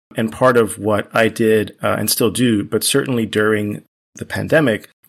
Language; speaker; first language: English; early bilingual, other home language; Spanish